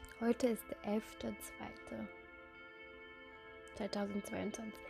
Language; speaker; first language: German; non-native, fluent; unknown